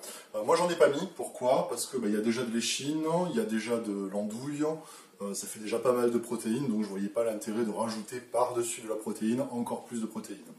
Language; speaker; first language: French; native; French